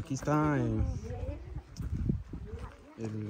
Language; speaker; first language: Spanish; native; Spanish